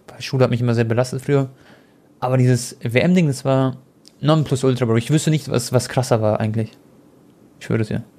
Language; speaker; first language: German; early bilingual, other home language; Croatian